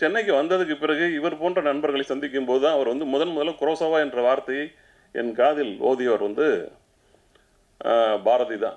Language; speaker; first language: Tamil; native; Tamil